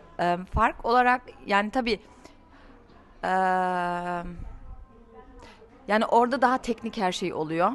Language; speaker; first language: Turkish; early bilingual, heritage; Turkish